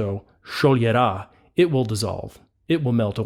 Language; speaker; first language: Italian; non-native, fluent; English